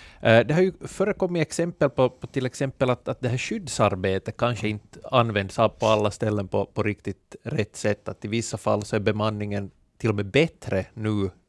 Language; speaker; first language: Swedish; native; Swedish